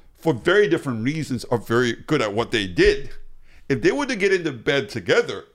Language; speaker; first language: English; early bilingual, other home language; Chinese